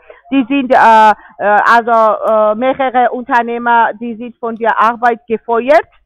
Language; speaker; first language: German; non-native, fluent; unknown